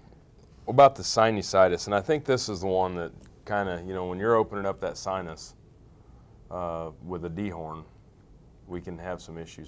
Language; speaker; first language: English; native; English